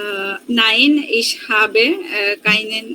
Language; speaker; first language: German; non-native, learner; Bangla